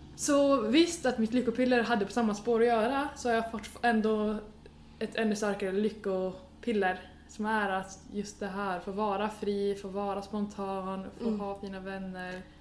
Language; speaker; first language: Swedish; native; Swedish